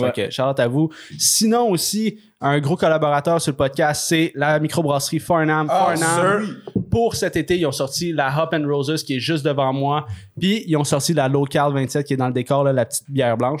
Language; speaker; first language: French; native; French